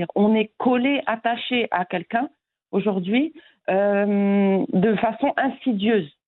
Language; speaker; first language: French; non-native, local second language; Arabic